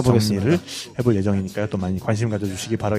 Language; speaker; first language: Korean; native; Korean